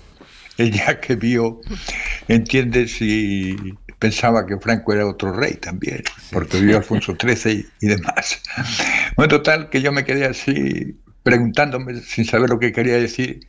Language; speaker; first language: Spanish; native; Spanish